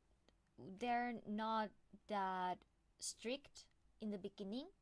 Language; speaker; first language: English; non-native, fluent; Thai